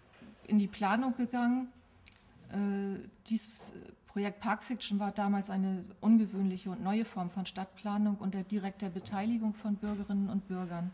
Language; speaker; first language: German; native; German